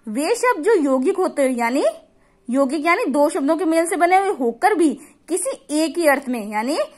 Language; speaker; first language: Hindi; native; Hindi